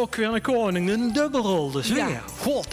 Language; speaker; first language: Dutch; native; Dutch